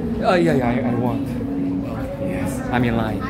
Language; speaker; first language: English; non-native, learner; Korean